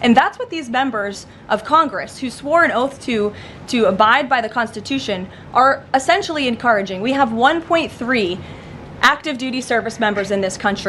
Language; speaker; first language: English; native; English